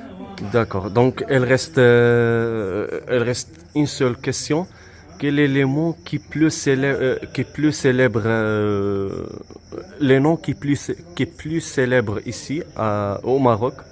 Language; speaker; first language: French; non-native, learner; Arabic